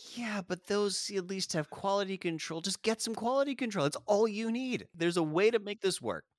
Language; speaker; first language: English; native; English